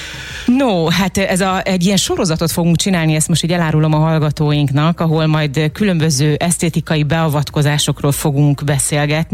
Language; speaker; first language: Hungarian; native; Hungarian